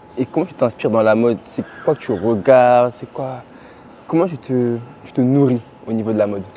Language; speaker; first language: French; native; French